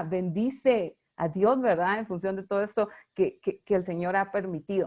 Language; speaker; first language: Spanish; native; Spanish